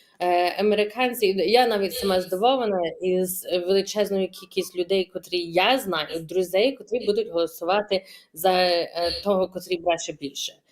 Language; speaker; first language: Ukrainian; early bilingual, heritage; Ukrainian